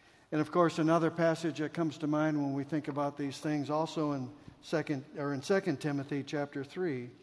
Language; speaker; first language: English; native; English